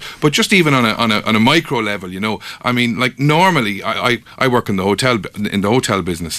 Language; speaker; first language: English; native; English